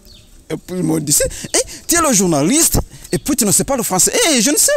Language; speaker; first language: French; non-native, learner; Rundi